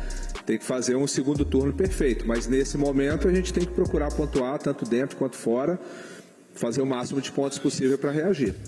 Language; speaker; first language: Portuguese; native; Portuguese